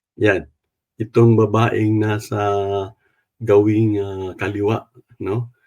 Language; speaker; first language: Filipino; non-native, local second language; Cebuano